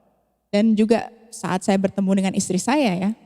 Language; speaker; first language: Indonesian; native; Indonesian